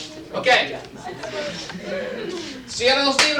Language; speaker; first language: Spanish; non-native, fluent; English